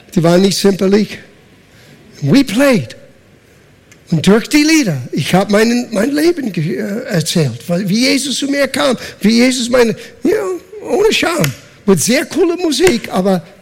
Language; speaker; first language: German; non-native, fluent; English